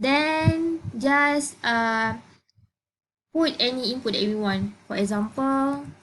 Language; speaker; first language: English; non-native, local second language; Malay